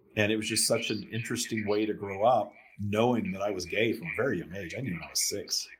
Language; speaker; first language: English; native; English